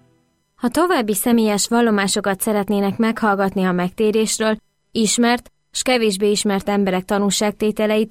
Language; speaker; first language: Hungarian; native; Hungarian